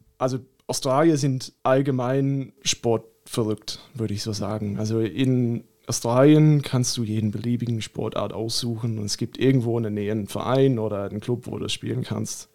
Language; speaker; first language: German; non-native, fluent; English